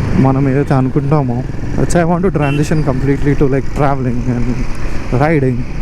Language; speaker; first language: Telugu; non-native, local second language; Hindi